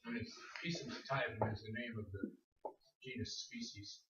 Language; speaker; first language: English; native; English